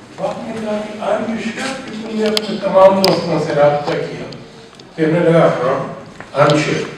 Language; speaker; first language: Urdu; non-native, local second language; Baluchi